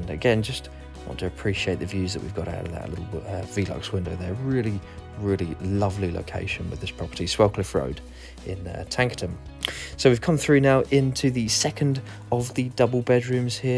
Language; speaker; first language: English; native; English